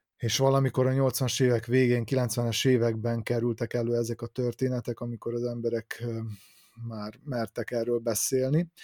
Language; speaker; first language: Hungarian; native; Hungarian